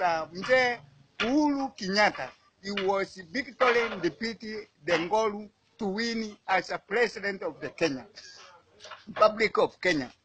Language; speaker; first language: English; non-native, learner; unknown